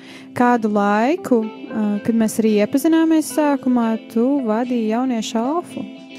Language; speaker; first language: Latvian; native; Latvian